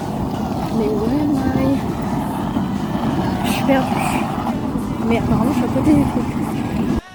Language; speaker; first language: French; native; French